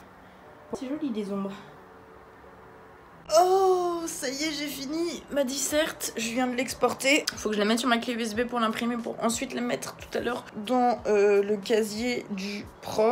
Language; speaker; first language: French; native; French